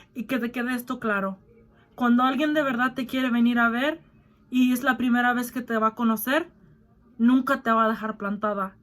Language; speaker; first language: Spanish; early bilingual, other home language; English